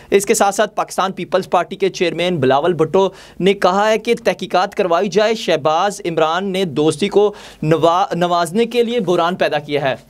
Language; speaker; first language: Urdu; native; Urdu